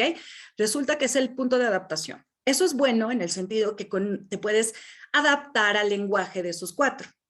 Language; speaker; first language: Spanish; native; Spanish